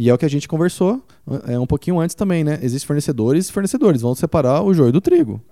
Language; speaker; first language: Portuguese; native; Portuguese